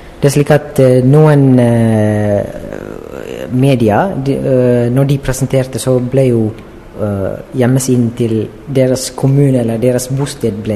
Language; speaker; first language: Norwegian; non-native, fluent; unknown